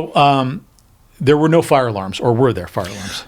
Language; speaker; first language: English; native; English